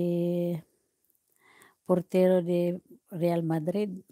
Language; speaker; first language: Spanish; non-native, learner; Filipino